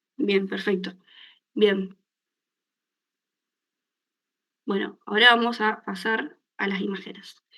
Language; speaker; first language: Spanish; native; Spanish